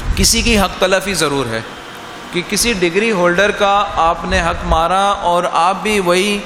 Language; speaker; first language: Urdu; native; Urdu